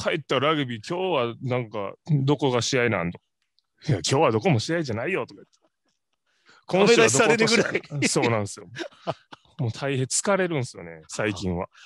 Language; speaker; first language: Japanese; native; Japanese